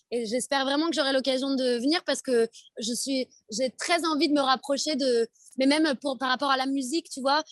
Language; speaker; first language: French; native; French